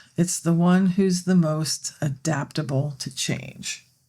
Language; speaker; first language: English; native; English